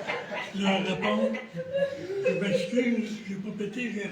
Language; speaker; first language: French; native; French